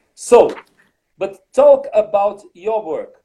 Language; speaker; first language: English; non-native, fluent; Portuguese